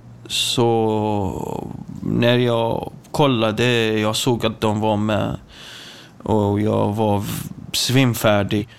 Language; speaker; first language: Swedish; non-native, fluent; Kurdish